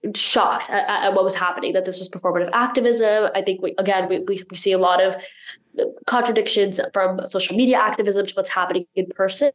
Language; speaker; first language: English; early bilingual, other home language; Urdu